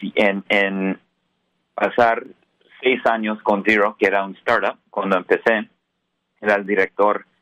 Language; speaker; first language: Spanish; early bilingual, heritage; Spanish